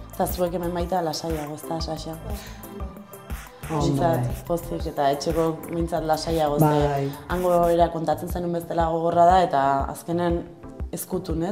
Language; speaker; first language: Basque; native; Basque